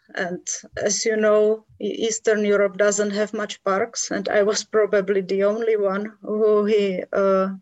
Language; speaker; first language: English; non-native, fluent; Czech